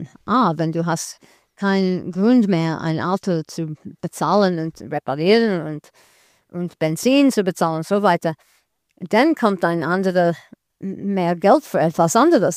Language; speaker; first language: German; non-native, learner; English